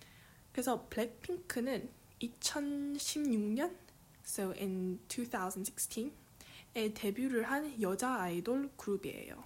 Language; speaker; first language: Korean; early bilingual, heritage; English